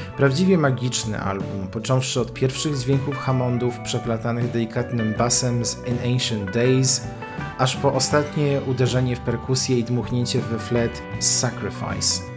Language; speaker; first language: Polish; native; Polish